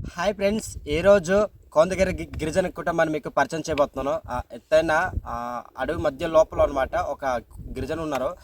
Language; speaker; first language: Telugu; non-native, local second language; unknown